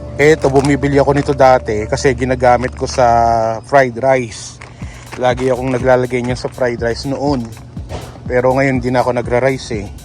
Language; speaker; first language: Filipino; non-native, local second language; Pampanga